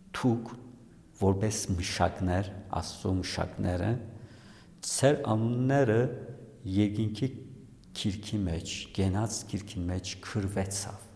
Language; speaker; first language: Armenian; early bilingual, heritage; Armenian